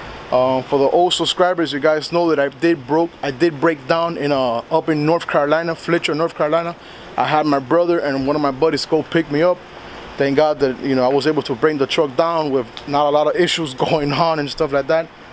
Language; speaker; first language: English; early bilingual, other home language; Spanish